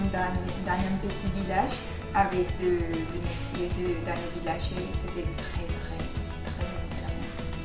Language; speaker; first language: French; non-native, learner; Spanish